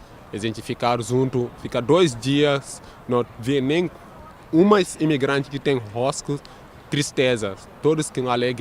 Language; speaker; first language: Portuguese; non-native, learner; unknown